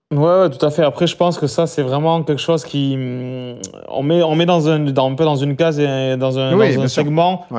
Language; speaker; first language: French; native; French